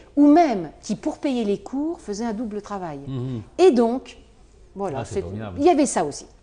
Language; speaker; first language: French; native; French